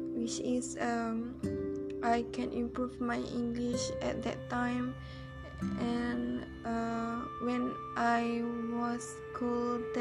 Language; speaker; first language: English; non-native, learner; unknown